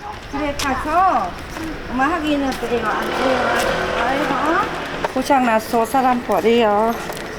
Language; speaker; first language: Korean; non-native, learner; Vietnamese